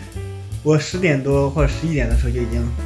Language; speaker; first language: Chinese; native; Chinese